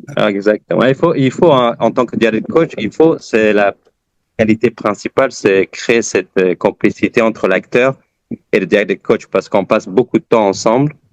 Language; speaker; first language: French; early bilingual, other home language; Persian